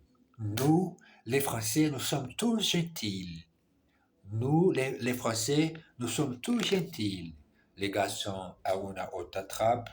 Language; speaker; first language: French; non-native, learner; English